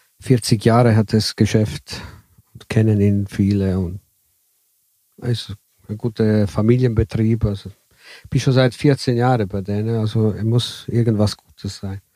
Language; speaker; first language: German; early bilingual, heritage; Italian